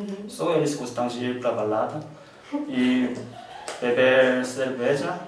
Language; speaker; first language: Portuguese; non-native, learner; Korean